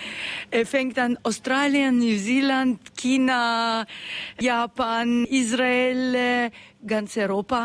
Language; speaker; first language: German; non-native, fluent; Russian